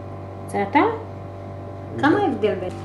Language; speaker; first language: Hebrew; early bilingual, other home language; German